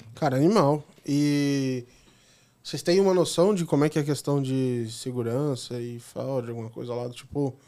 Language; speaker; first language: Portuguese; native; Portuguese